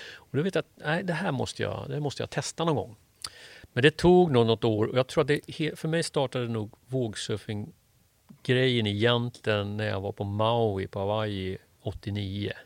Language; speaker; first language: Swedish; native; Swedish